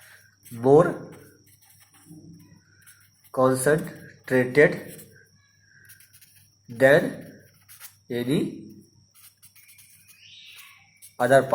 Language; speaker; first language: English; non-native, local second language; Hindi